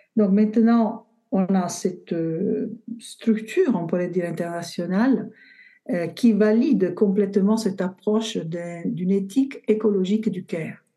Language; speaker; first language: French; non-native, fluent; Italian